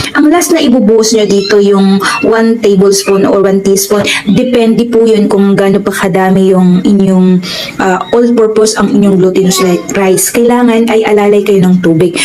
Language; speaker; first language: Filipino; non-native, local second language; Waray